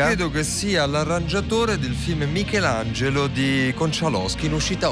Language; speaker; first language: Italian; native; Italian